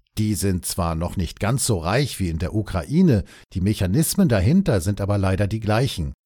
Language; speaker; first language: German; native; German